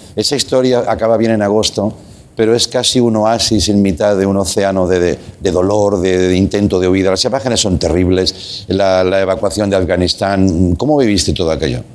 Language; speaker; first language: Spanish; non-native, local second language; Catalan